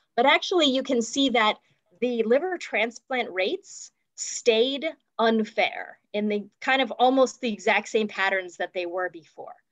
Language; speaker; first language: English; native; English